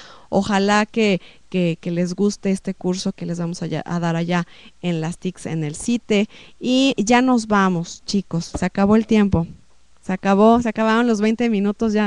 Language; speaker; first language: Spanish; native; Spanish